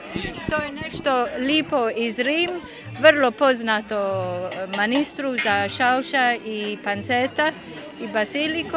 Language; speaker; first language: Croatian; non-native, learner; Italian